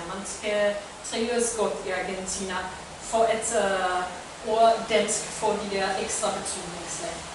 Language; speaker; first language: Danish; non-native, fluent; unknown